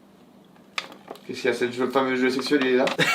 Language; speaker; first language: French; native; French